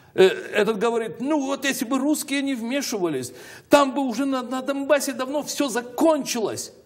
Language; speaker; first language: Russian; native; Russian